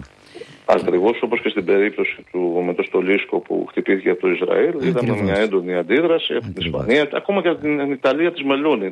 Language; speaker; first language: Greek; native; Greek